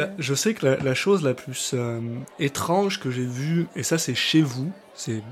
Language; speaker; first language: French; native; French